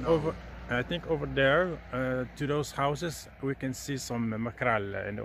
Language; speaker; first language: English; non-native, fluent; Norwegian